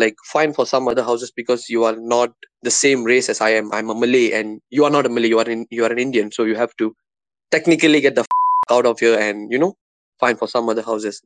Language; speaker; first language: English; non-native, local second language; Tamil